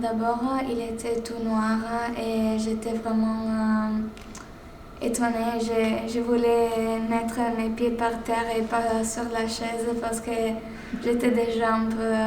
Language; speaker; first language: French; non-native, fluent; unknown